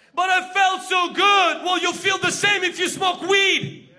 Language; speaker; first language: English; non-native, fluent; Ukrainian